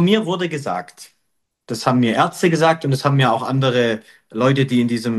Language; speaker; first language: German; native; German